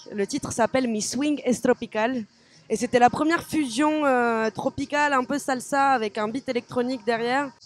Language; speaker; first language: French; native; French